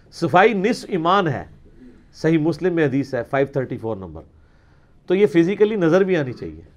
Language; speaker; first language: Urdu; non-native, local second language; Punjabi